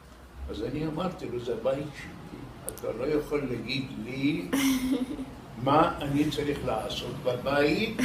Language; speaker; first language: Hebrew; non-native, fluent; Arabic